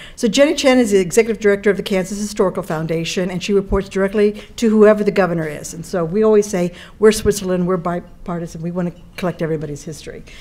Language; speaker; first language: English; native; English